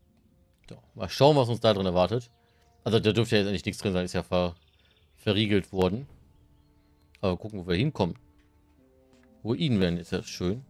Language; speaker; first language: German; native; German